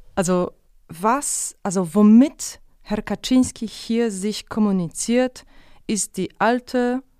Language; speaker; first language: German; non-native, fluent; Polish